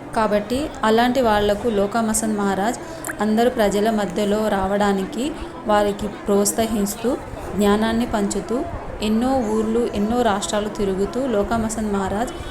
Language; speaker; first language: Telugu; non-native, local second language; Lambadi